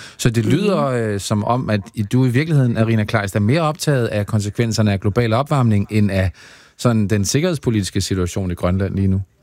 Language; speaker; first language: Danish; native; Danish